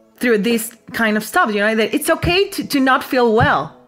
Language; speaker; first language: English; non-native, fluent; Spanish